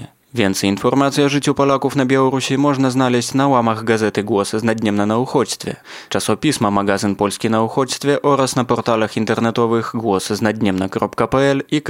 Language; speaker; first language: Polish; native; Polish